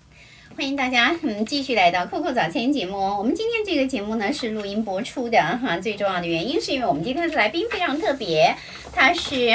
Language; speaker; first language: Chinese; native; Chinese